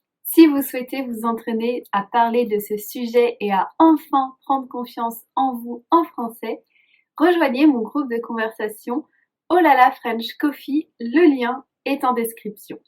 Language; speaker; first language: French; native; French